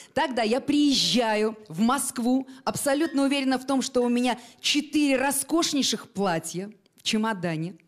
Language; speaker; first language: Russian; native; Russian